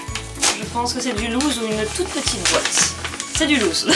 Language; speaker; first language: French; native; French